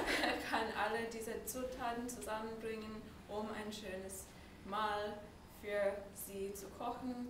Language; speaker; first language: German; non-native, fluent; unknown